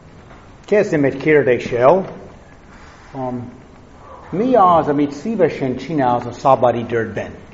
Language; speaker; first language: Hungarian; non-native, fluent; English